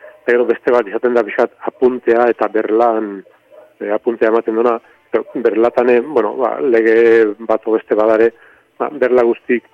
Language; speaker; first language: Basque; native; Basque